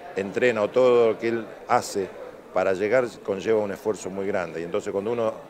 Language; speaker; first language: Spanish; native; Spanish